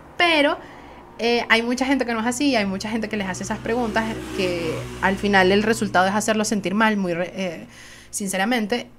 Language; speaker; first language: Spanish; native; Spanish